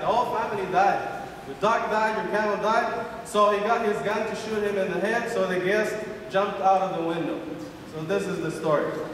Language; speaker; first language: English; non-native, fluent; Arabic